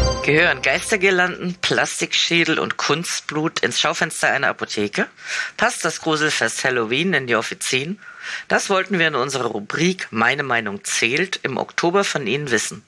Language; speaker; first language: German; native; German